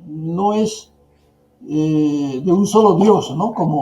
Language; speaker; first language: Spanish; non-native, fluent; Japanese